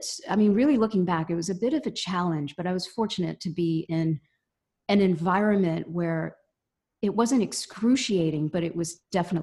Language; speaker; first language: English; native; English